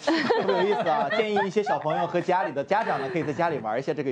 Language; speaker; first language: Chinese; native; Chinese